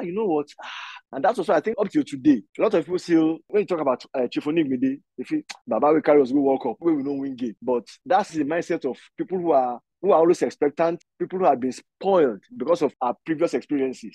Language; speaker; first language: English; non-native, local second language; Yoruba